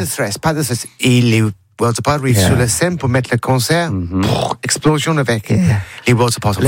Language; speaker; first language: French; non-native, learner; English